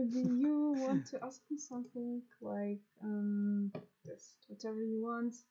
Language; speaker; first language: English; non-native, learner; Russian